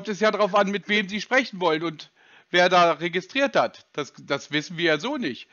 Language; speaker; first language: German; native; German